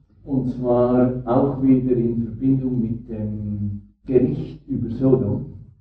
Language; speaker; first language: German; native; German